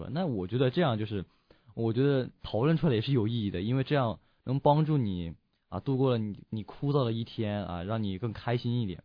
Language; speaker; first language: Chinese; native; Chinese